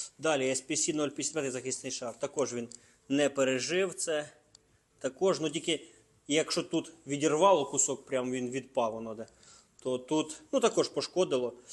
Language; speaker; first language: Ukrainian; non-native, local second language; Russian